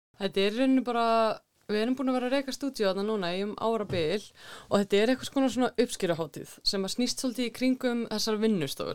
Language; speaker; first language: Icelandic; non-native, learner; Swedish